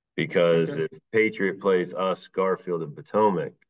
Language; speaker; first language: English; native; English